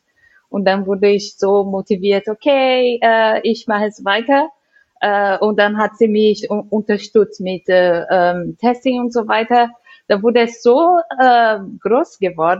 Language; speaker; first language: German; non-native, fluent; Portuguese